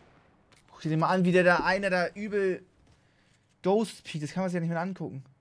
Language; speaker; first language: German; native; German